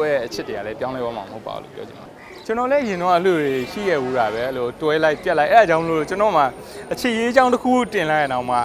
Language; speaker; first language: Burmese; native; Burmese